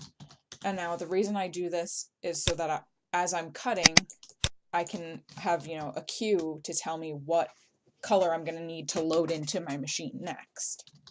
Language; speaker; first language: English; native; English